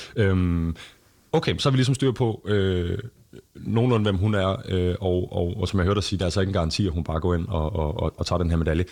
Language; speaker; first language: Danish; native; Danish